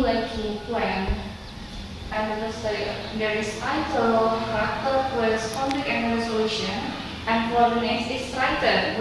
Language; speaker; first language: English; non-native, learner; Indonesian